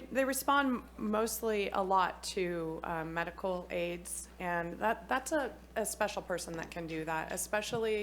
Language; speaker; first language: English; native; English